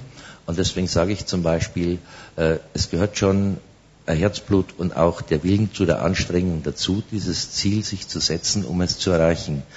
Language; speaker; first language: German; native; German